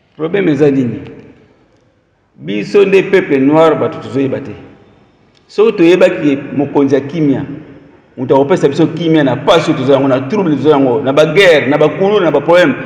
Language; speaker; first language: Lingala; non-native, local second language; Kongo